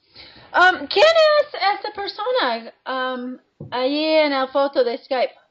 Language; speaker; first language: Spanish; non-native, fluent; English